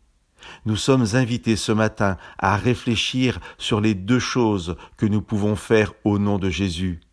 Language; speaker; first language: French; native; French